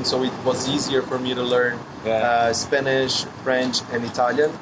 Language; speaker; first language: English; non-native, fluent; Portuguese